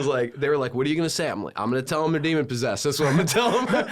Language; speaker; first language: English; native; English